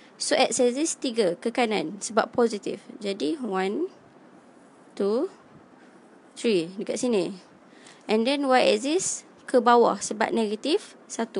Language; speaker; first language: Malay; native; Malay